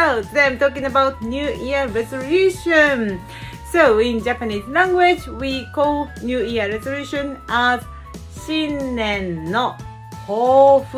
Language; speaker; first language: English; non-native, fluent; Japanese